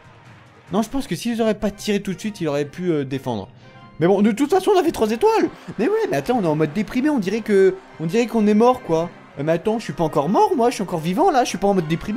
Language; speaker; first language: French; native; French